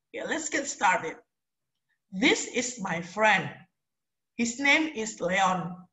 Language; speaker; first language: English; non-native, fluent; Indonesian